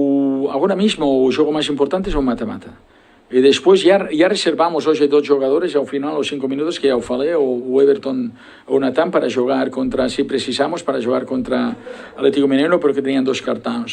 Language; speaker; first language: Portuguese; non-native, learner; Spanish